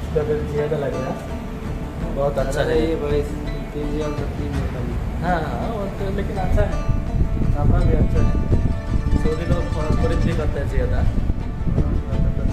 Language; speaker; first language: Hindi; non-native, learner; Bangla